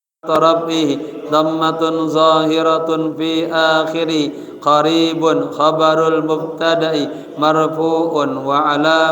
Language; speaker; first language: Arabic; non-native, fluent; Indonesian